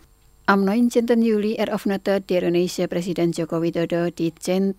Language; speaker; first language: German; non-native, fluent; Indonesian